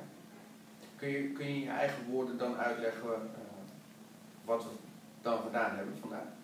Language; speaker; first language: Dutch; native; Dutch